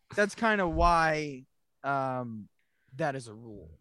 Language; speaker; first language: English; native; English